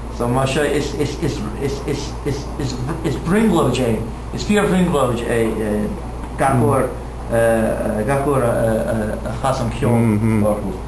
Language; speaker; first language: Irish; non-native, local second language; English